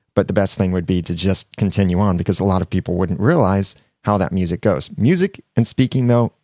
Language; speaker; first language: English; native; English